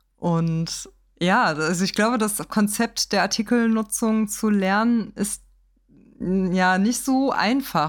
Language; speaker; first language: German; native; German